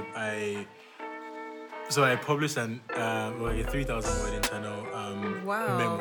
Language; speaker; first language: English; non-native, local second language; Yoruba